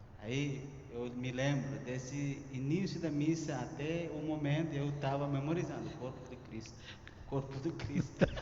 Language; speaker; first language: Portuguese; non-native, fluent; Tamil